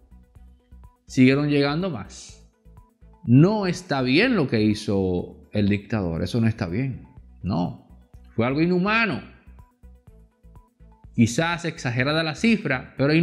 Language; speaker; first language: Spanish; native; Spanish